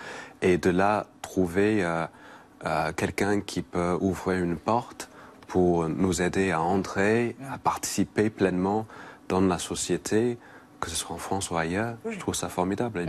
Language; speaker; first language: French; non-native, fluent; English